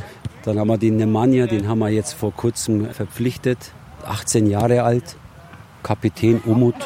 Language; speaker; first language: German; early bilingual, other home language; Turkish